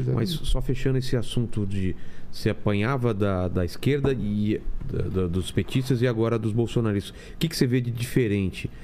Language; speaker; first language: Portuguese; native; Portuguese